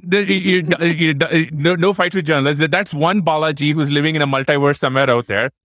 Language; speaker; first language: English; non-native, local second language; Tamil